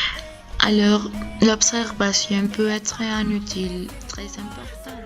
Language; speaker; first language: French; non-native, learner; Spanish